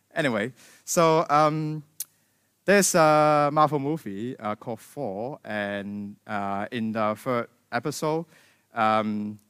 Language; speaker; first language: English; non-native, local second language; Cantonese